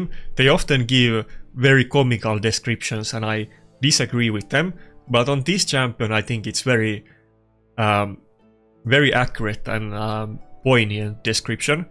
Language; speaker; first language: English; non-native, fluent; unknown